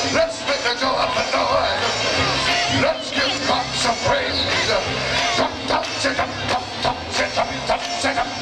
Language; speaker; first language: English; native; English